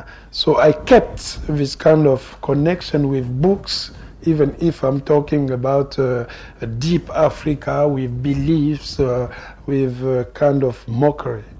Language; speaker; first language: English; non-native, fluent; Lingala